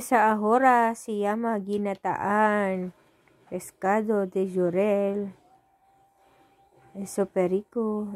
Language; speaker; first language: Spanish; non-native, learner; Filipino